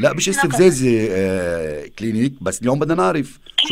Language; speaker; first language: Arabic; native; Arabic